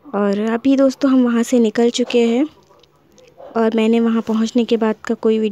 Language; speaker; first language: Hindi; non-native, local second language; Urdu